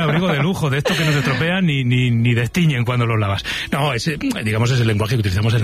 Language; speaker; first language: Spanish; native; Spanish